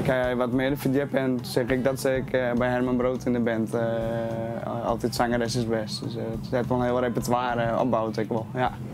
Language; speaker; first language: Dutch; non-native, local second language; Western Frisian